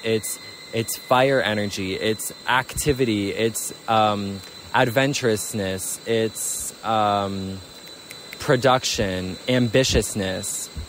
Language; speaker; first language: English; native; English